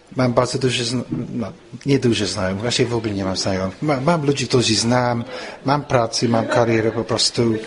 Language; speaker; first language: Polish; non-native, fluent; English